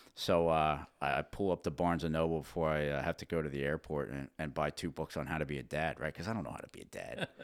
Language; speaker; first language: English; native; English